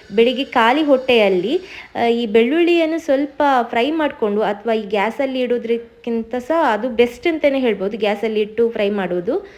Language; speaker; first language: Kannada; native; Kannada